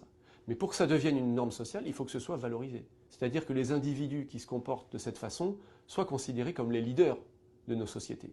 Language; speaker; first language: French; native; French